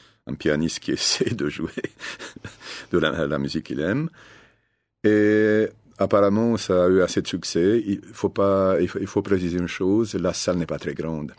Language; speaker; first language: French; non-native, fluent; Romanian